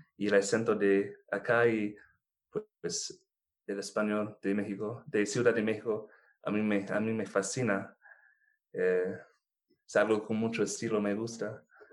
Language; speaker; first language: Spanish; non-native, fluent; English